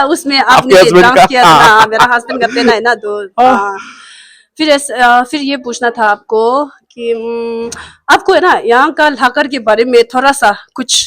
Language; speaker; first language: Hindi; non-native, local second language; Tibetan